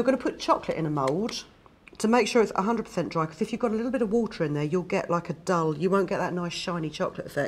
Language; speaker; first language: English; native; English